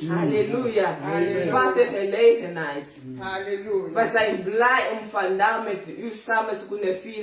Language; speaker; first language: Dutch; non-native, learner; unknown